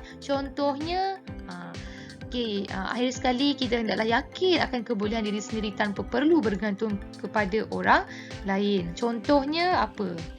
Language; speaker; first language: Malay; native; Malay